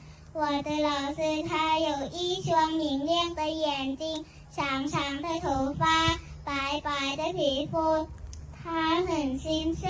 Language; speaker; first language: Chinese; non-native, learner; Thai